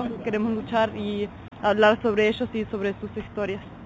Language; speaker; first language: Spanish; non-native, fluent; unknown